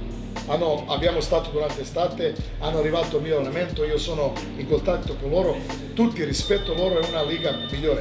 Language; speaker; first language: Italian; non-native, fluent; Serbian